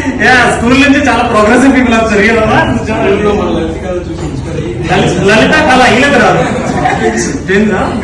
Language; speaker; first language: Telugu; native; Telugu